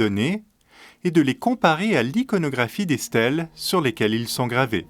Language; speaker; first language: French; native; French